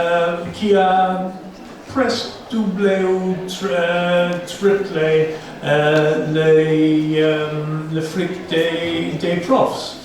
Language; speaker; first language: French; non-native, fluent; English